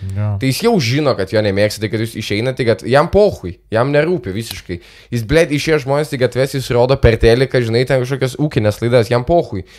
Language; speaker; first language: Lithuanian; non-native, local second language; Russian